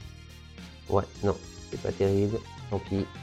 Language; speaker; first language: French; native; French